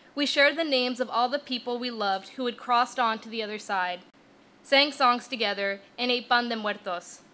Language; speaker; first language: English; native; English